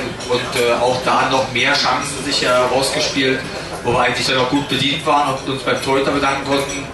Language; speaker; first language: German; native; German